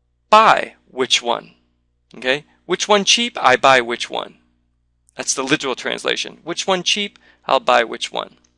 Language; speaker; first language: English; native; English